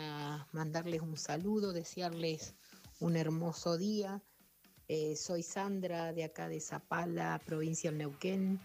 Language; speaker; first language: Spanish; native; Spanish